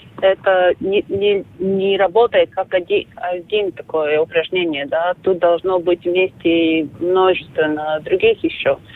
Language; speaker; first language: Russian; non-native, local second language; Latvian